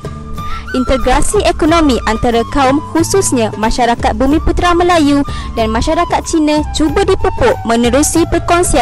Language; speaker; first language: Malay; native; Malay